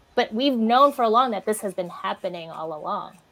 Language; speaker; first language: English; native; English